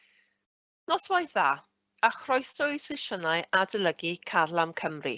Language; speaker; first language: Welsh; native; Welsh